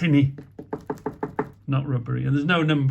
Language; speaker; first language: English; native; English